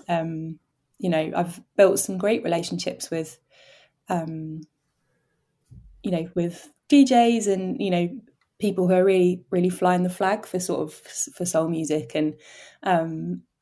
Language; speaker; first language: English; native; English